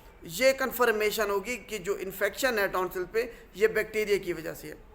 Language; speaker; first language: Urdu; non-native, local second language; Punjabi